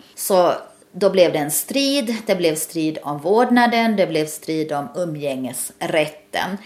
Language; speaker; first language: Swedish; native; Swedish